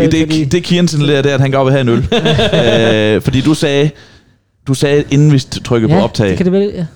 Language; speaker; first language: Danish; native; Danish